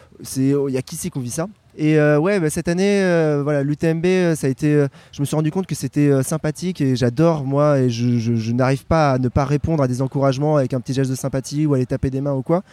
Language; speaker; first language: French; native; French